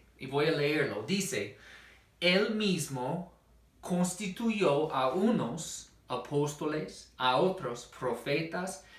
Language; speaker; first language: Spanish; non-native, fluent; English